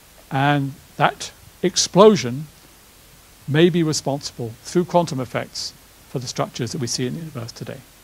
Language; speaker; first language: English; native; English